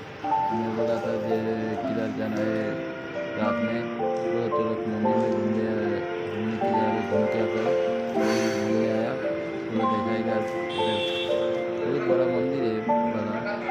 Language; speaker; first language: Hindi; non-native, local second language; Bangla